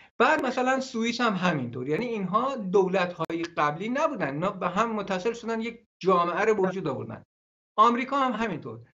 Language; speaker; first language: Persian; non-native, local second language; Gurani